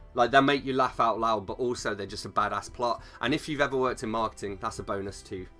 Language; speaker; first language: English; native; English